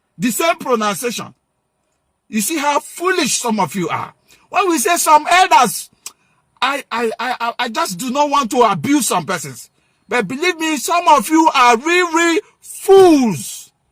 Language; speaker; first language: Nigerian Pidgin; non-native, local second language; Igbo